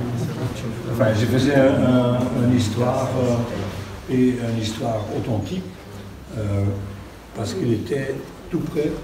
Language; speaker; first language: French; non-native, local second language; Dutch